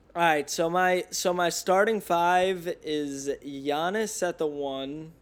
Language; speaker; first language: English; native; English